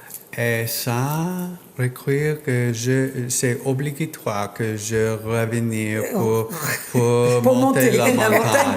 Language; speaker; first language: French; non-native, learner; English